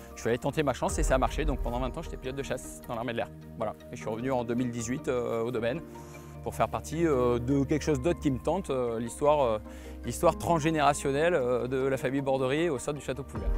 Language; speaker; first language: French; native; French